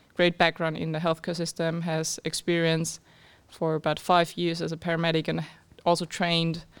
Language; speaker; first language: English; non-native, fluent; German